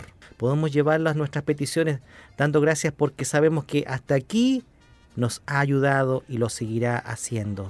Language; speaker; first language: Spanish; native; Spanish